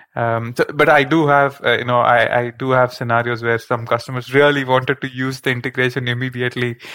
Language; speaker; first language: English; non-native, local second language; Kannada